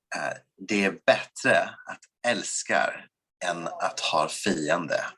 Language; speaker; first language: Swedish; non-native, fluent; English